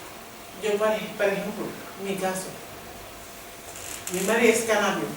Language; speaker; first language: Spanish; non-native, learner; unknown